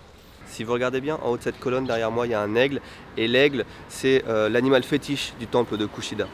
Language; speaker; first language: French; native; French